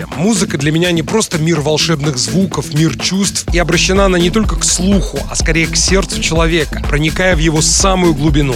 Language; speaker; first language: Russian; native; Russian